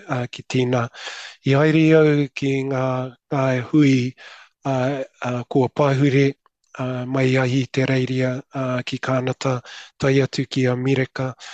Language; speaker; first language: Māori; non-native, local second language; English